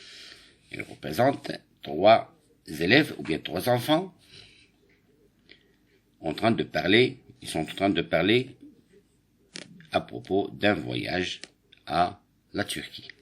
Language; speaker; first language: French; non-native, local second language; Arabic